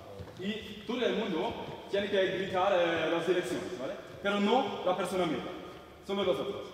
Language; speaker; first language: Spanish; non-native, learner; German